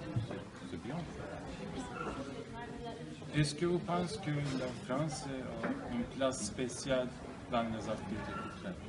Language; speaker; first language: French; non-native, learner; Turkish